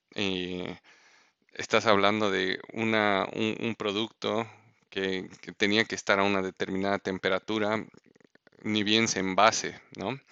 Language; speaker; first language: Spanish; native; Spanish